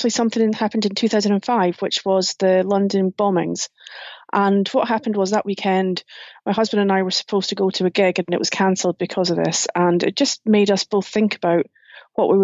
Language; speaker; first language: English; native; English